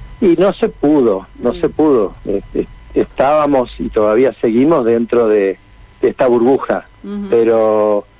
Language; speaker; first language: Spanish; native; Spanish